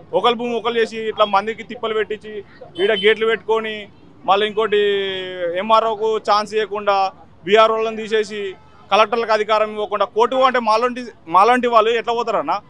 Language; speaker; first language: Telugu; native; Telugu